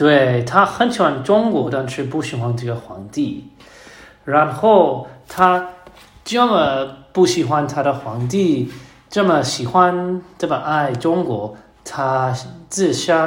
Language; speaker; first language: Chinese; non-native, learner; English